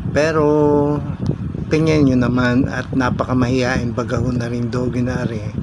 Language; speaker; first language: Filipino; native; Filipino